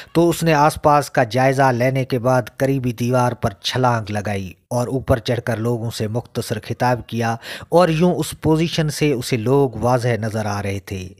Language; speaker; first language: Urdu; non-native, local second language; Sindhi